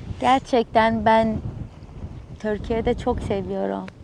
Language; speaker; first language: Turkish; non-native, learner; Persian